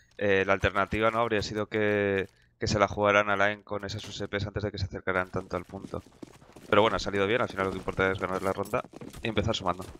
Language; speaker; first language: Spanish; native; Spanish